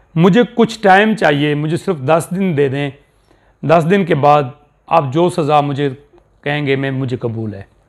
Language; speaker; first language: Urdu; non-native, local second language; Saraiki